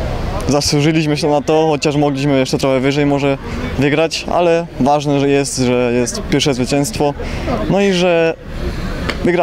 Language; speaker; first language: Polish; early bilingual, heritage; Polish